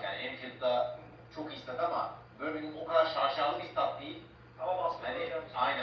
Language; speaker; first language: Turkish; native; Turkish